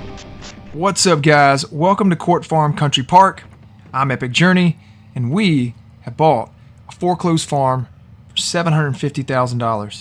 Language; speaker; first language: English; native; English